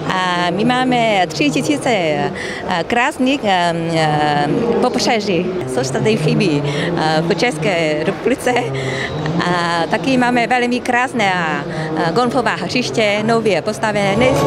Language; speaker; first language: Czech; non-native, learner; Vietnamese